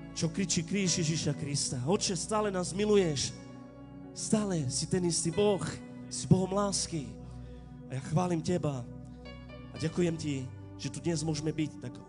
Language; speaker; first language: Slovak; non-native, local second language; Romany